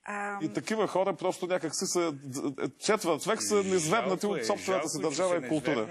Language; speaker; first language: Bulgarian; native; Bulgarian